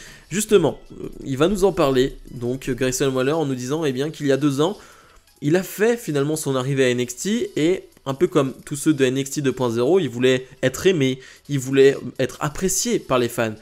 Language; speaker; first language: French; native; French